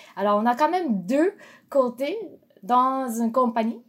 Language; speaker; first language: French; non-native, fluent; Japanese